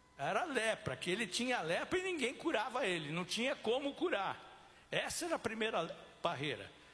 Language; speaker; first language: Portuguese; native; Portuguese